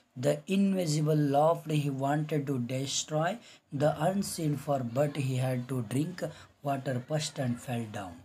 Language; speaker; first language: English; non-native, local second language; Kannada